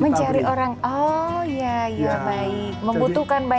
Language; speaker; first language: Indonesian; native; Indonesian